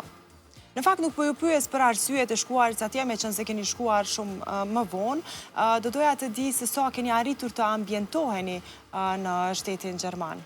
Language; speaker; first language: Albanian; native; Albanian